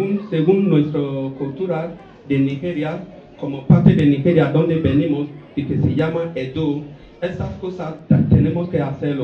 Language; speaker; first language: Spanish; non-native, learner; Bini